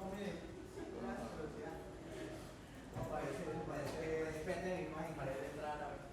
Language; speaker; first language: Spanish; native; Spanish